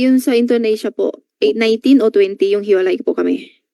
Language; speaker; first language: Filipino; non-native, learner; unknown